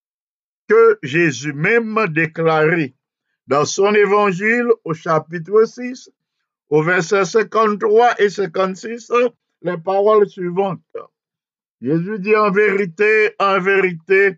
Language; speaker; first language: French; non-native, local second language; Haitian Creole